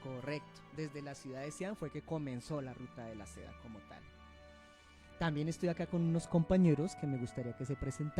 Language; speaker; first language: Spanish; native; Spanish